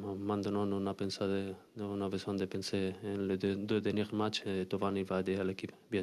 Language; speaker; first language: French; non-native, fluent; Spanish